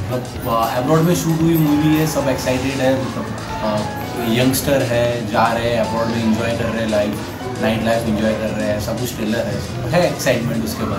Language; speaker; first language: Hindi; native; Hindi